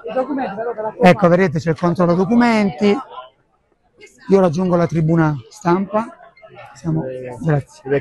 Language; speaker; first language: Italian; native; Italian